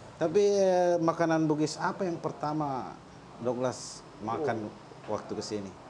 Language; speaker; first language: Indonesian; non-native, local second language; Buginese